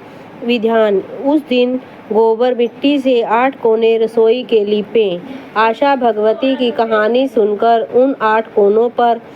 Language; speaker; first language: Hindi; native; Hindi